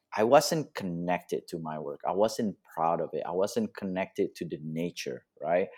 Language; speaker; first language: English; non-native, fluent; Indonesian